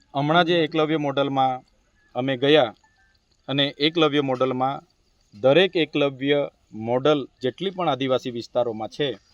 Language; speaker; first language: Gujarati; non-native, local second language; Bhili